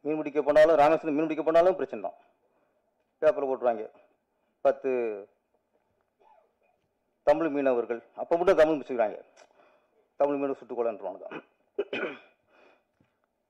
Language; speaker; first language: Tamil; native; Tamil